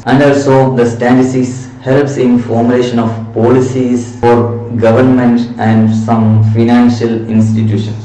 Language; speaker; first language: English; non-native, local second language; Malayalam